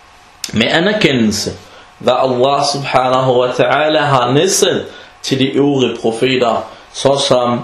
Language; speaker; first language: Danish; non-native, fluent; Arabic